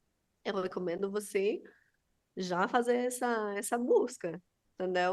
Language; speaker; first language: Portuguese; non-native, fluent; Spanish